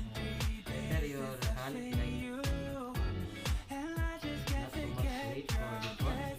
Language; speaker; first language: English; non-native, learner; Filipino